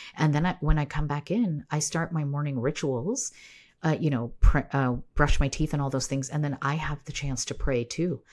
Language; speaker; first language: English; native; English